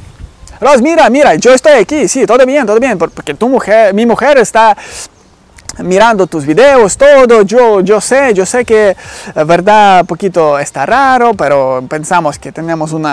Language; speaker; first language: Spanish; non-native, learner; Ukrainian